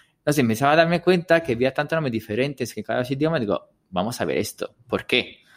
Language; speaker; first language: Spanish; non-native, fluent; Italian